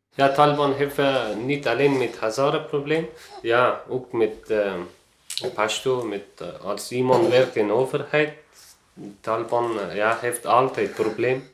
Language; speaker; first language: Dutch; non-native, fluent; Persian